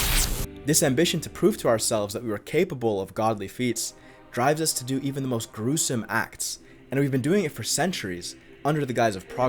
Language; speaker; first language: English; native; English